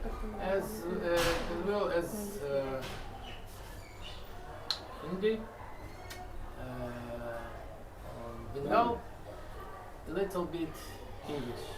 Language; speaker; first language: English; non-native, learner; Russian